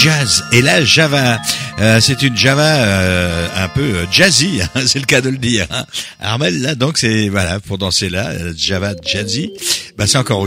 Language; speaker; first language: French; native; French